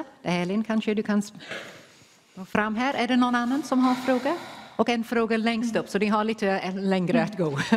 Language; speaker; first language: Swedish; non-native, fluent; English